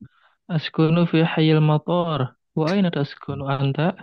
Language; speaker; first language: Arabic; non-native, learner; Indonesian